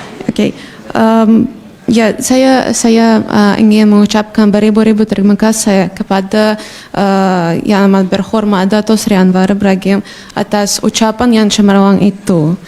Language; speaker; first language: Indonesian; non-native, fluent; Russian